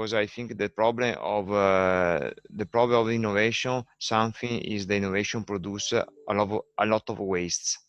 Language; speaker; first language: English; non-native, learner; Italian